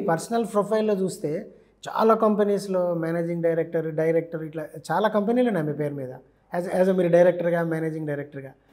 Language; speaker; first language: Telugu; native; Telugu